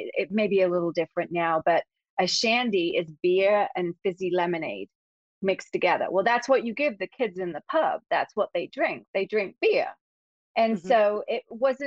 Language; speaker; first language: English; native; English